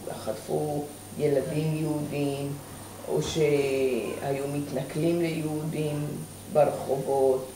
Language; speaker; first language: Hebrew; early bilingual, other home language; Persian